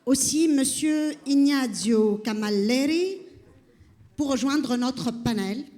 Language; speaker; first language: French; non-native, local second language; Arabic